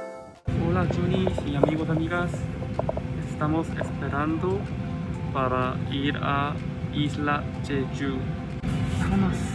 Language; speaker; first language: Spanish; non-native, learner; Korean